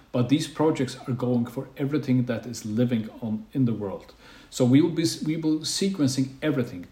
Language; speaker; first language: English; non-native, fluent; Faroese